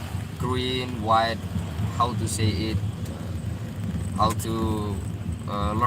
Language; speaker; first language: English; non-native, learner; Indonesian